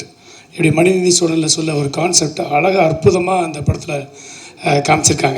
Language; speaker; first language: Tamil; native; Tamil